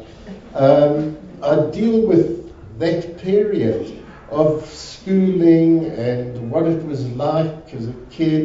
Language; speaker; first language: English; native; English